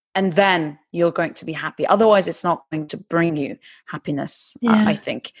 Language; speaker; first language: English; non-native, fluent; Turkish